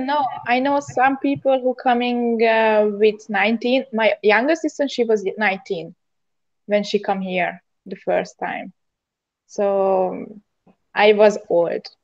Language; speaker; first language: English; non-native, learner; Hungarian